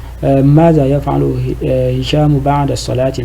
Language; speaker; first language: Arabic; non-native, fluent; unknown